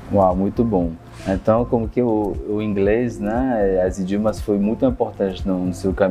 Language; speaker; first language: Portuguese; non-native, fluent; French